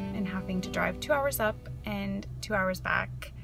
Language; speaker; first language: English; native; English